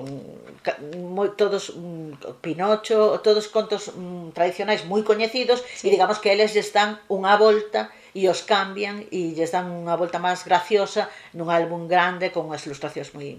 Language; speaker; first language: Galician; native; Galician